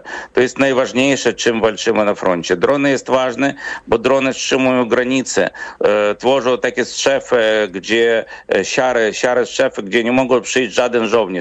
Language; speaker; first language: Polish; non-native, fluent; Ukrainian